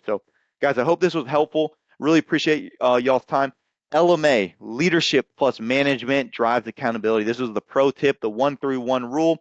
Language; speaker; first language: English; native; English